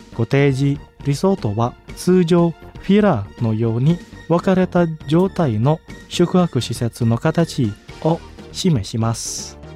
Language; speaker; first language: Japanese; non-native, fluent; Indonesian